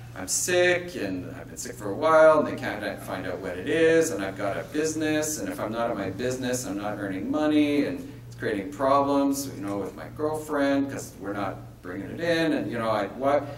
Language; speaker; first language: English; native; English